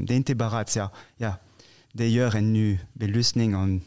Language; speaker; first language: Swedish; non-native, fluent; French